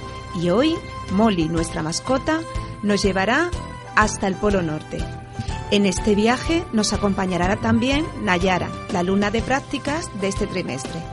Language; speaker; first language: Spanish; native; Spanish